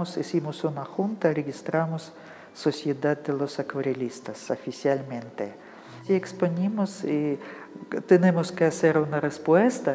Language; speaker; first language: Spanish; non-native, fluent; Russian